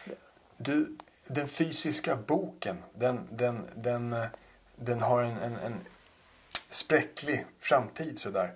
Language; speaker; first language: Swedish; native; Swedish